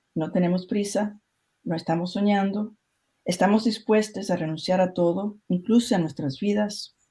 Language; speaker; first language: Spanish; early bilingual, other home language; English